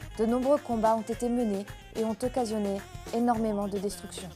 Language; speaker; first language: French; native; French